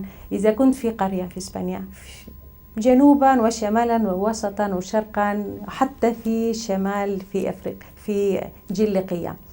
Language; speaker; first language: Arabic; non-native, fluent; Spanish